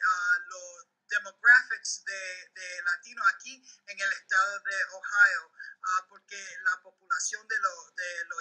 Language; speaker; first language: Spanish; early bilingual, heritage; Spanish